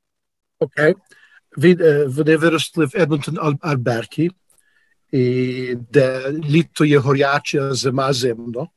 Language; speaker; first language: Ukrainian; early bilingual, heritage; Ukrainian